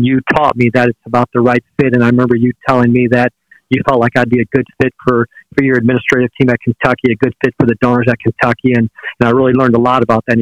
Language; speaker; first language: English; native; English